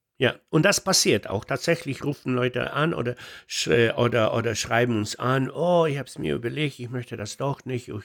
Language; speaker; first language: German; non-native, fluent; Polish